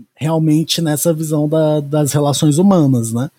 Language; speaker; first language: Portuguese; native; Portuguese